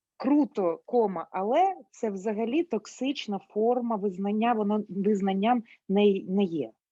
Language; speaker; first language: Ukrainian; non-native, local second language; Russian